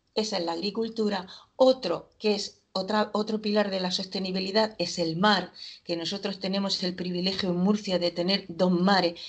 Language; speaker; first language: Spanish; native; Spanish